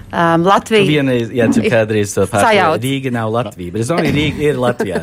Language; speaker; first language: Latvian; early bilingual, heritage; Latvian